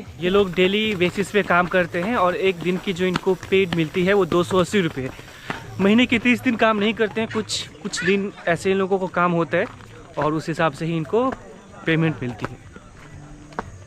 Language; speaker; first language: Hindi; native; Hindi